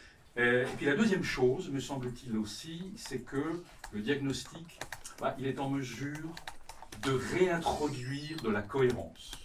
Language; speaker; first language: French; native; French